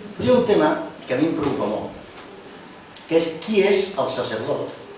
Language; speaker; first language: Catalan; non-native, local second language; Spanish